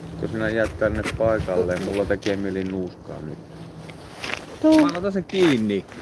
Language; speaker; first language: Finnish; non-native, learner; Thai